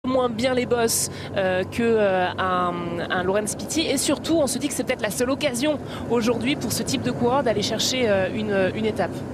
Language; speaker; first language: French; native; French